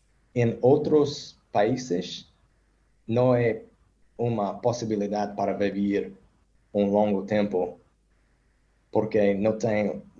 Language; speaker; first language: Portuguese; non-native, learner; English